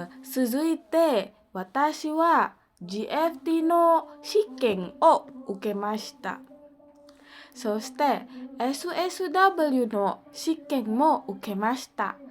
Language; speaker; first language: Japanese; non-native, learner; Indonesian